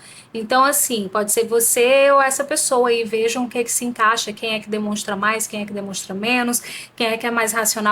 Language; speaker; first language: Portuguese; native; Portuguese